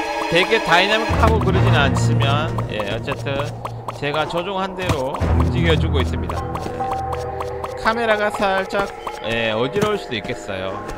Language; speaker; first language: Korean; native; Korean